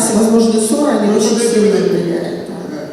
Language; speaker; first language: Russian; native; Russian